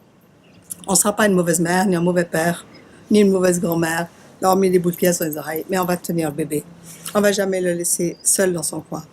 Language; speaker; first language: French; native; French